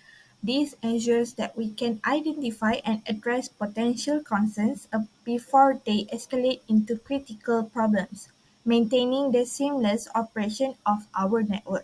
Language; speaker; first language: English; non-native, local second language; Malay